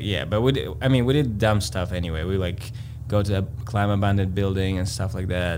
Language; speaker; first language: English; non-native, fluent; Latvian